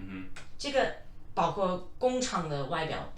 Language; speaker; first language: Chinese; non-native, fluent; English